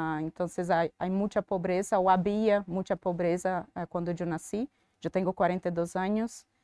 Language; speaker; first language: Spanish; non-native, fluent; Portuguese